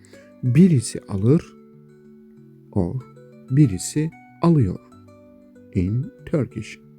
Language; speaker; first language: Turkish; non-native, local second language; Kurdish